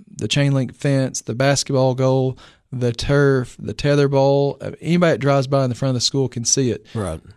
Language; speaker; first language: English; native; English